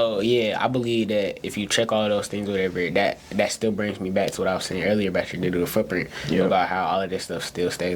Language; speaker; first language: English; native; English